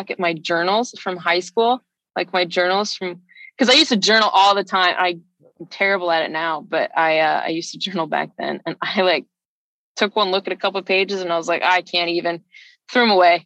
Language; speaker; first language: English; native; English